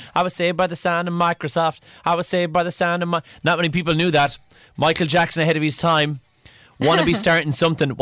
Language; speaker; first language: English; native; English